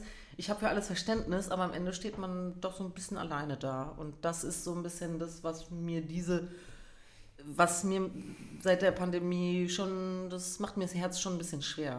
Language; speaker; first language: German; native; German